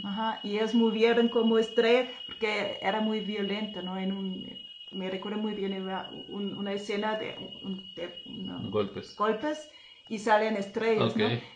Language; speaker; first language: Spanish; non-native, fluent; German